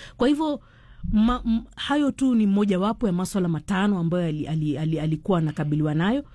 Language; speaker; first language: Swahili; native; Swahili